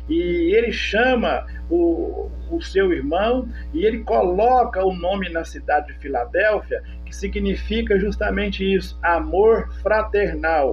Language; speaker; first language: Portuguese; native; Portuguese